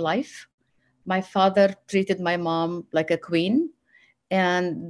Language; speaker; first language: English; non-native, fluent; Arabic